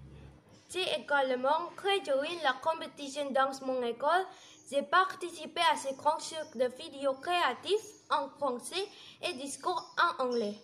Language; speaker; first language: French; non-native, learner; Indonesian